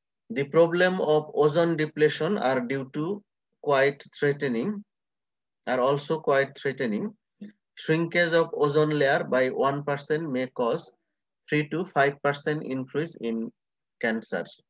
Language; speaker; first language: English; non-native, local second language; Bangla